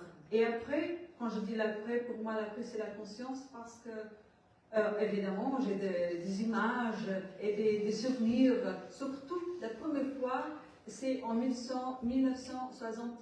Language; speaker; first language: French; non-native, learner; Portuguese